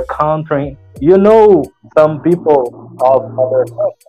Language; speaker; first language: English; non-native, learner; Portuguese